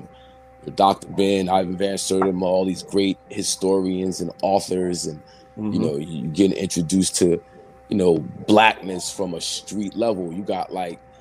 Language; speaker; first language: English; native; English